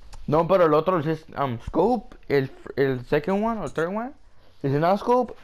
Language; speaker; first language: English; early bilingual, other home language; Spanish